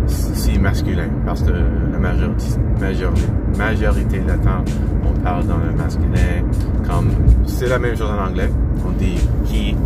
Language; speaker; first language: French; non-native, learner; English